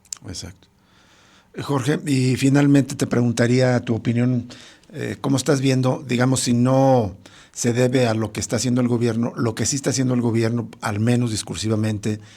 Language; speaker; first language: Spanish; native; Spanish